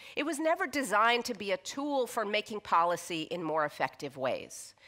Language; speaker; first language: English; native; English